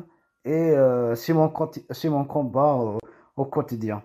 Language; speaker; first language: French; non-native, local second language; Kabyle